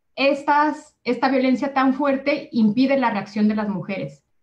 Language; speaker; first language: Spanish; native; Spanish